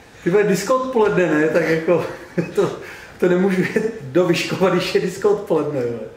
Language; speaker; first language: Czech; native; Czech